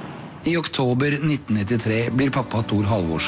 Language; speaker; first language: Norwegian; native; Norwegian